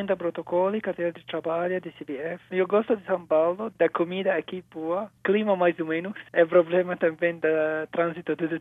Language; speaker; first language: Portuguese; non-native, learner; Arabic